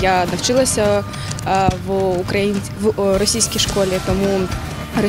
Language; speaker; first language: Ukrainian; non-native, local second language; Russian